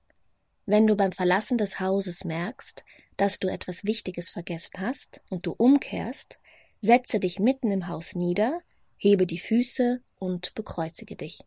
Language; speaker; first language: German; native; German